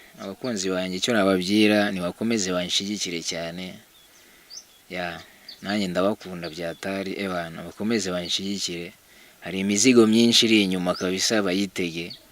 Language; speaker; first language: Kinyarwanda; early bilingual, heritage; Kinyarwanda